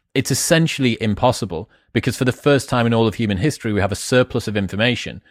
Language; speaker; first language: English; native; English